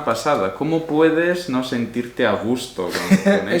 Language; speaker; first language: Spanish; non-native, fluent; Italian